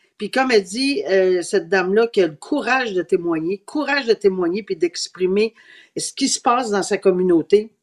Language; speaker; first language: French; native; French